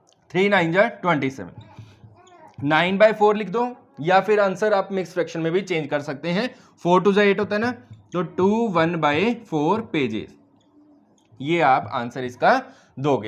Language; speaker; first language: Hindi; native; Hindi